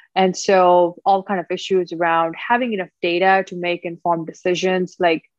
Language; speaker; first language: English; non-native, local second language; Punjabi